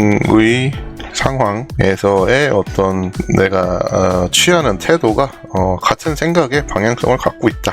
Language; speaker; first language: Korean; native; Korean